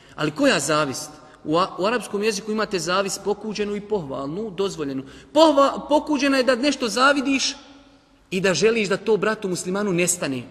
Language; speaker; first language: Bosnian; native; Bosnian